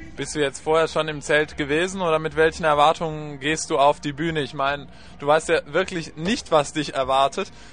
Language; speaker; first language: German; native; German